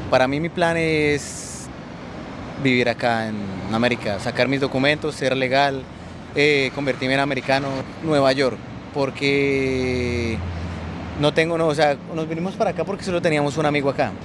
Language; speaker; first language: Spanish; native; Spanish